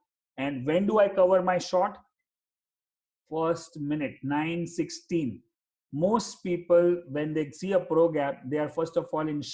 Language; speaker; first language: English; non-native, local second language; Hindi